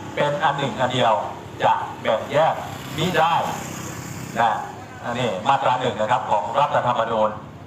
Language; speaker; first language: Thai; native; Thai